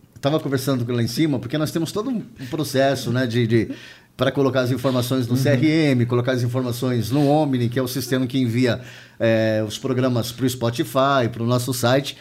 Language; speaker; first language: Portuguese; native; Portuguese